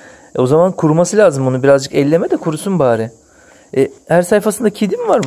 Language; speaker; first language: Turkish; native; Turkish